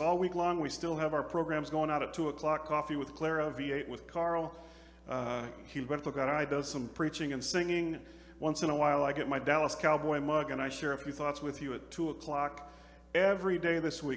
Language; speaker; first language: English; native; English